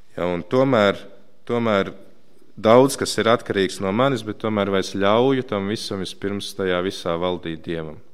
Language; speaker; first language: Latvian; native; Latvian